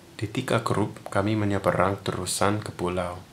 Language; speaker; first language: Indonesian; non-native, learner; English